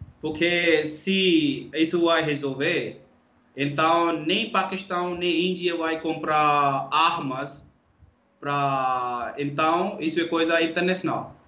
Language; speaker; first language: Portuguese; non-native, learner; Urdu